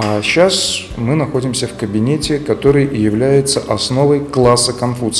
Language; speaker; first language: Russian; native; Russian